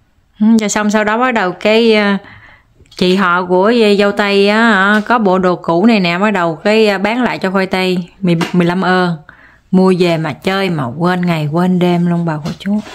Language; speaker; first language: Vietnamese; native; Vietnamese